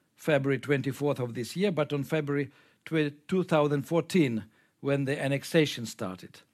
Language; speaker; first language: English; non-native, fluent; Ukrainian